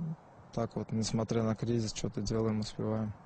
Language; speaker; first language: Russian; native; Russian